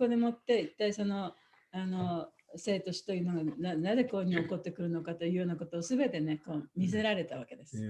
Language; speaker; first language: Japanese; native; Japanese